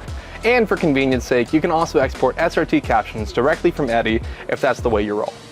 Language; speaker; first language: English; native; English